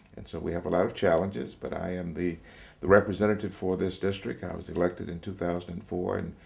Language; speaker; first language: English; native; English